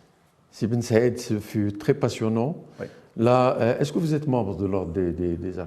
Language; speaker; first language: French; non-native, local second language; Arabic